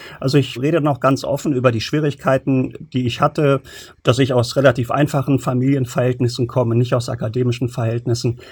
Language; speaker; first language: German; early bilingual, other home language; Turkish